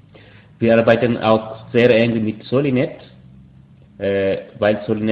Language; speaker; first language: German; non-native, fluent; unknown